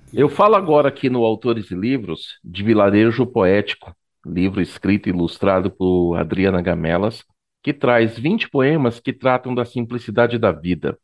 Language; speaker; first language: Portuguese; native; Portuguese